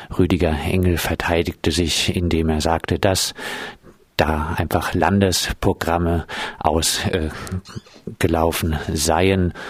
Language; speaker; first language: German; native; German